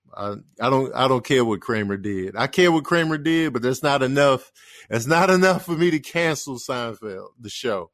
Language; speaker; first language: English; native; English